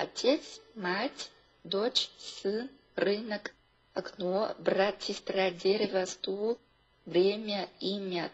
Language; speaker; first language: Russian; non-native, fluent; Chinese